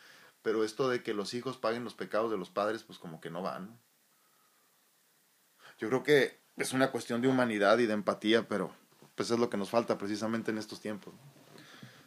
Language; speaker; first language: Spanish; native; Spanish